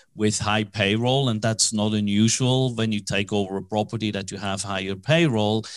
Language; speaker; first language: English; non-native, fluent; German